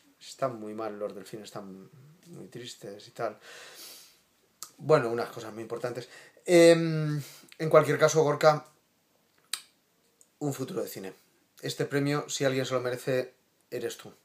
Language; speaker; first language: Spanish; native; Spanish